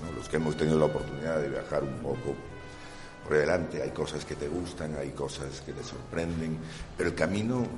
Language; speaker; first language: Spanish; native; Spanish